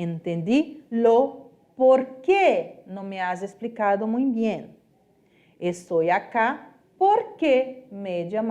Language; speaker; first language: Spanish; non-native, fluent; Portuguese